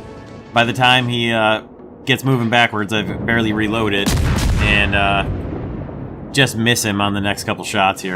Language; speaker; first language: English; native; English